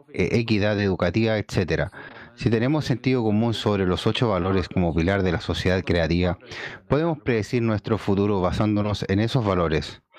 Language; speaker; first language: Spanish; non-native, fluent; Chinese